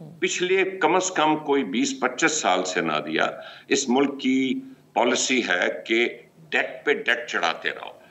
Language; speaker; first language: Urdu; early bilingual, heritage; Urdu